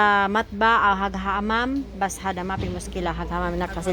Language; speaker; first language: Arabic; non-native, learner; Filipino